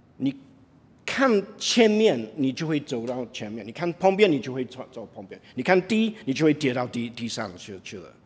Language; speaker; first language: Chinese; non-native, fluent; English